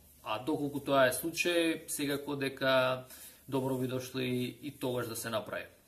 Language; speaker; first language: Macedonian; native; Macedonian